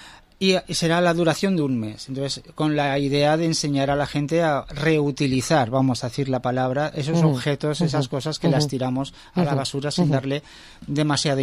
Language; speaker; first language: Spanish; native; Spanish